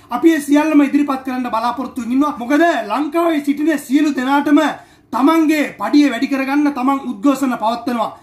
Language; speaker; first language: Sinhala; native; Sinhala